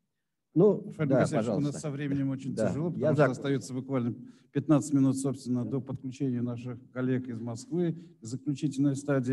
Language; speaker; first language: Russian; native; Russian